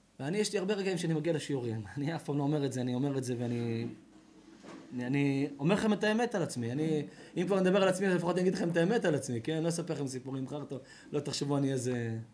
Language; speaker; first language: Hebrew; native; Hebrew